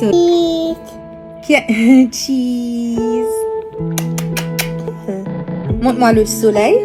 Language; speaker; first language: French; non-native, local second language; Haitian Creole